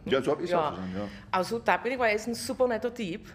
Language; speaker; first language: German; non-native, fluent; Czech